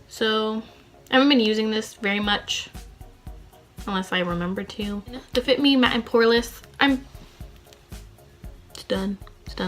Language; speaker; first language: English; native; English